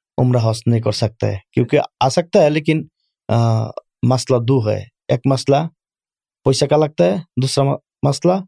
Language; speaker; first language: Urdu; non-native, learner; Bangla